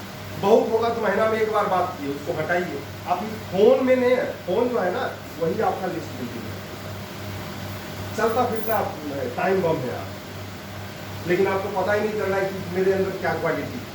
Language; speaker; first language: Hindi; native; Hindi